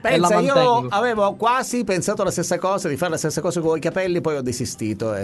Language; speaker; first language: Italian; native; Italian